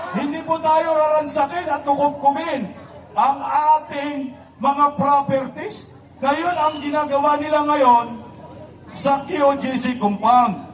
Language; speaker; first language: Filipino; non-native, local second language; Cebuano